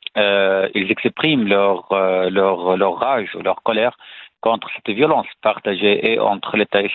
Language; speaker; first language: French; non-native, fluent; Arabic